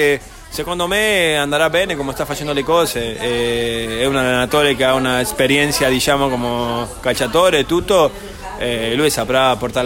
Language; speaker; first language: Italian; non-native, fluent; Spanish